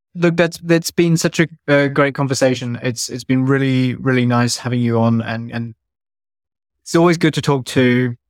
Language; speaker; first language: English; native; English